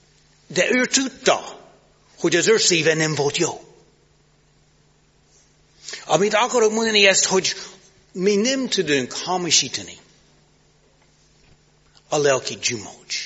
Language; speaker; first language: Hungarian; non-native, learner; English